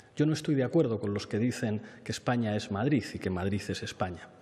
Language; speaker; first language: Spanish; native; Spanish